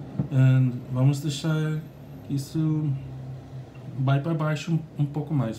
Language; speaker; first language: Portuguese; non-native, learner; English